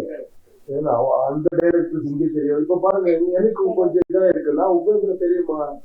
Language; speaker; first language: Tamil; non-native, learner; Kannada